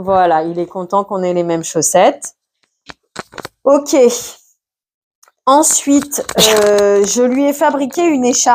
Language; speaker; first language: French; native; French